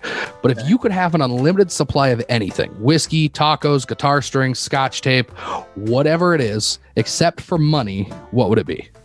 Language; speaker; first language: English; native; English